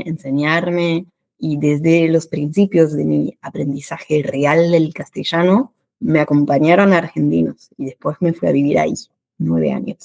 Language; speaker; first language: Spanish; non-native, fluent; French